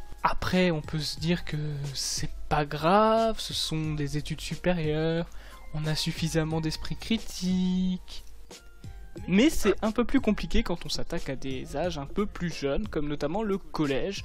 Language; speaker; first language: French; native; French